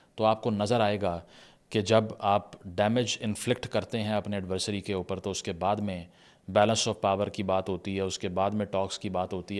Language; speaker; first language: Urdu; native; Urdu